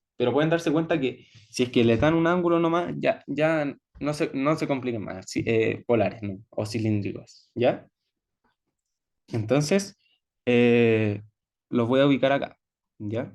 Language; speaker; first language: Spanish; native; Spanish